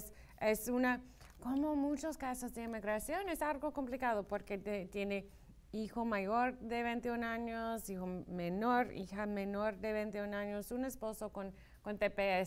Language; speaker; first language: Spanish; non-native, fluent; English